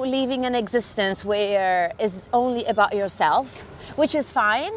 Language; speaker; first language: English; non-native, fluent; Italian